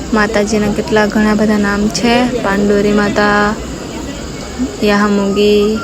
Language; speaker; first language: Gujarati; non-native, local second language; Gamit